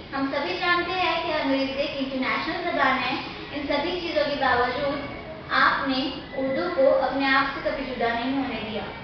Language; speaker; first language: Urdu; native; Urdu